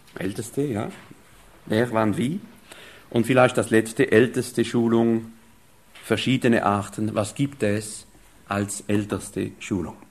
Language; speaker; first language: German; non-native, fluent; French